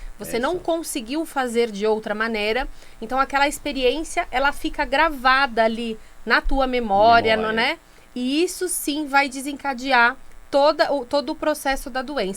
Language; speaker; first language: Portuguese; native; Portuguese